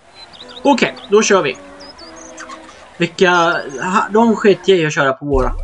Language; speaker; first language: Swedish; native; Swedish